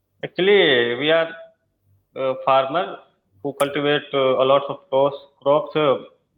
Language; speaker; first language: English; non-native, learner; Hindi